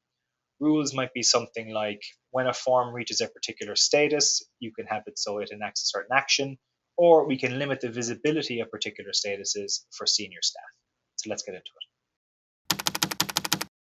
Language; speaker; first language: English; native; English